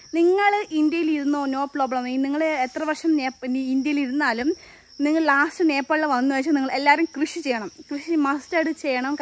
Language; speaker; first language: Malayalam; non-native, fluent; Nepali